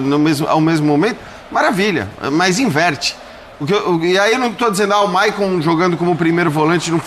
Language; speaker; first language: Portuguese; native; Portuguese